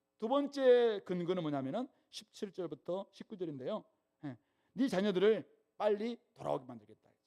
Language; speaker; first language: Korean; native; Korean